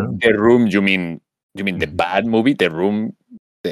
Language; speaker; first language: English; non-native, fluent; Spanish